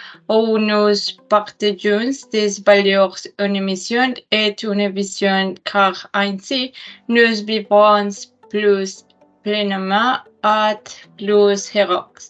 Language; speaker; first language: French; non-native, learner; Spanish